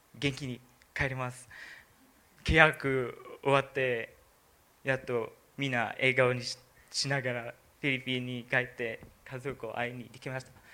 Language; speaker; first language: Japanese; non-native, learner; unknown